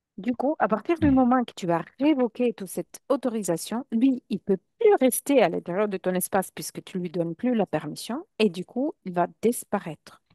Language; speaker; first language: French; non-native, fluent; Italian